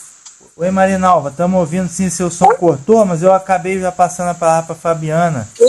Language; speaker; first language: Portuguese; native; Portuguese